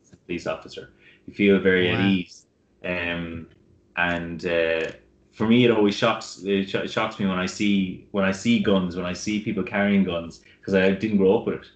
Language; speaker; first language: English; native; English